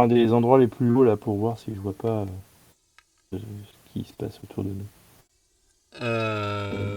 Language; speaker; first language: French; native; French